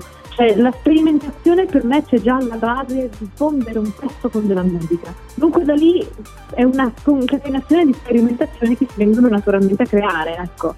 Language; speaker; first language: Italian; native; Italian